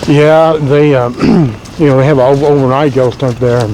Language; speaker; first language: English; native; English